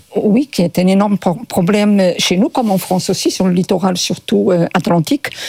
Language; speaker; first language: French; non-native, fluent; Portuguese